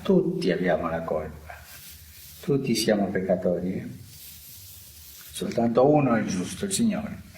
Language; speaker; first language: Italian; non-native, fluent; Spanish